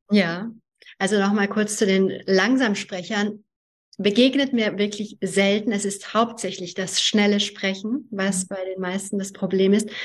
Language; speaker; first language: German; early bilingual, other home language; Hungarian